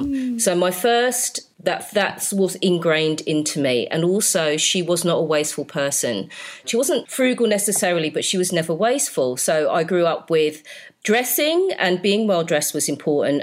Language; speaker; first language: English; native; English